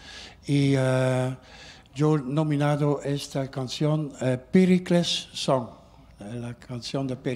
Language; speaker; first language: Spanish; non-native, learner; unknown